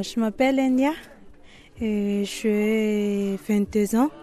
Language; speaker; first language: French; non-native, local second language; Malagasy